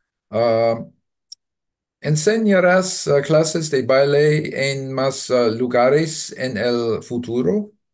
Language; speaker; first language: Spanish; non-native, learner; English